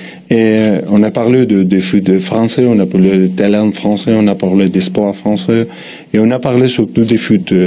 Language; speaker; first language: French; non-native, learner; Spanish